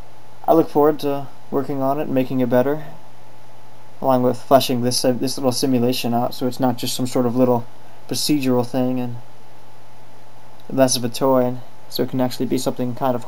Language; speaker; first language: English; native; English